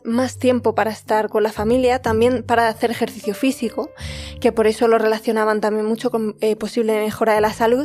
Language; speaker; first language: Spanish; native; Spanish